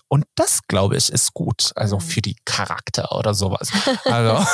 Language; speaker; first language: German; non-native, fluent; Swedish